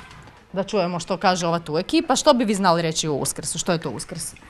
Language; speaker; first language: Croatian; native; Croatian